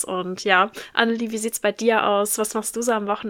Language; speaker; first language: German; native; German